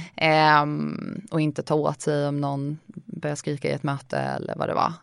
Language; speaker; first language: Swedish; native; Swedish